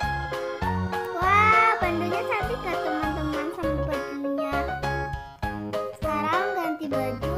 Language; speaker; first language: Indonesian; early bilingual, other home language; Korean